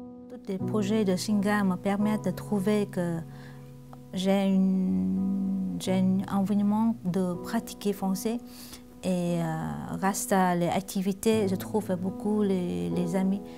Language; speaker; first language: French; non-native, learner; Vietnamese